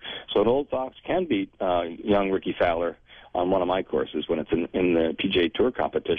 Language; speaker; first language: English; native; English